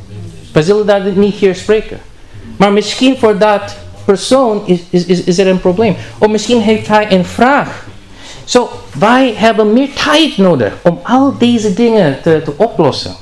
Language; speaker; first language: Dutch; non-native, learner; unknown